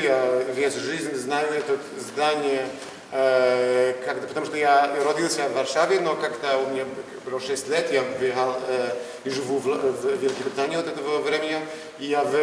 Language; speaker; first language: Russian; non-native, learner; Polish